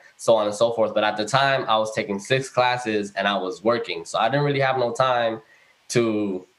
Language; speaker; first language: English; early bilingual, other home language; Spanish